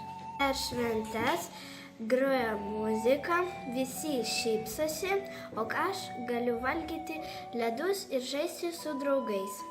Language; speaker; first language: Lithuanian; non-native, local second language; Polish